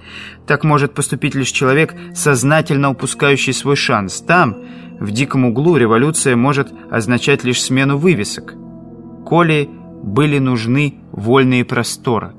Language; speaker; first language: Russian; native; Russian